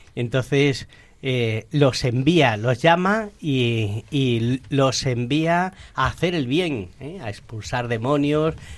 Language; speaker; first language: Spanish; native; Spanish